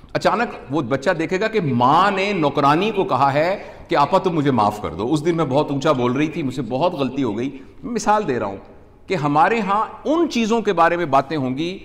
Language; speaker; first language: Urdu; non-native, local second language; Punjabi